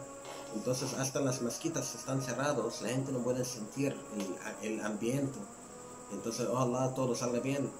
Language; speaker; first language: Spanish; non-native, learner; Arabic